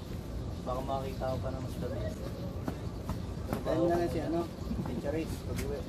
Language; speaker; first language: Filipino; native; Filipino